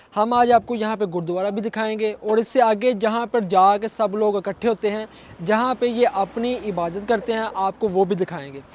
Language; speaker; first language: Urdu; non-native, local second language; Punjabi